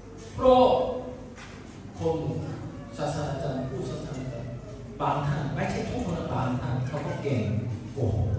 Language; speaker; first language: Thai; non-native, local second language; Lahu